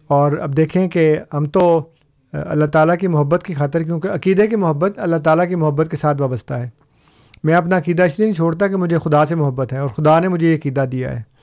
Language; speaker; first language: Urdu; non-native, local second language; Punjabi